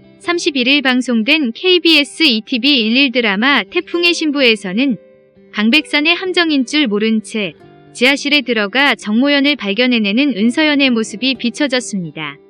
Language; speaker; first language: Korean; native; Korean